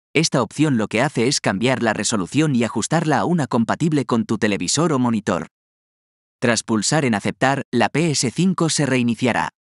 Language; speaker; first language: Spanish; native; Spanish